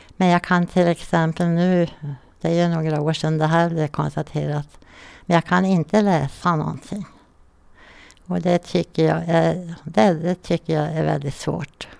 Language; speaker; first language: Swedish; native; Swedish